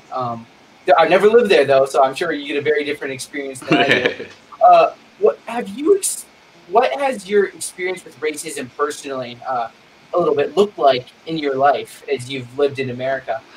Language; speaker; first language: English; native; English